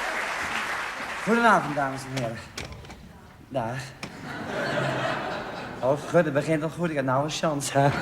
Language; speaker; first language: Dutch; native; Dutch